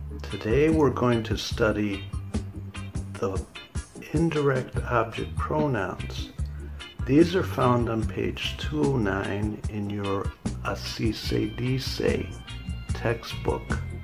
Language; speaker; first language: English; native; English